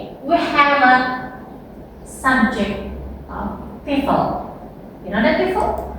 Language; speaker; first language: English; non-native, fluent; Indonesian